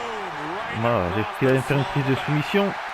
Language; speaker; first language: French; native; French